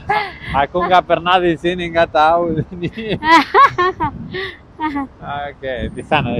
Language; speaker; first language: Indonesian; non-native, learner; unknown